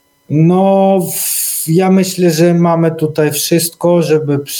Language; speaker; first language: Polish; non-native, learner; Ukrainian